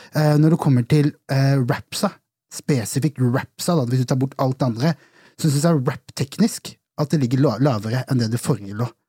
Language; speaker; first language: Norwegian; early bilingual, other home language; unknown